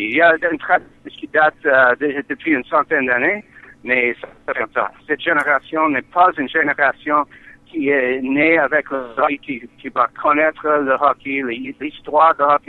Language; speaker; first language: French; non-native, learner; English